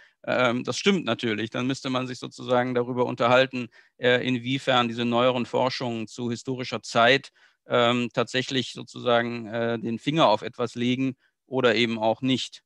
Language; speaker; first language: German; native; German